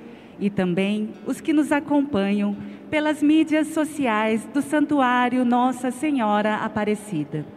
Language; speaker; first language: Portuguese; native; Portuguese